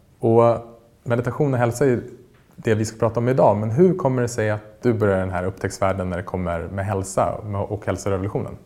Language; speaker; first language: Swedish; native; Swedish